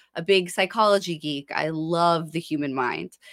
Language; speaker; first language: English; native; English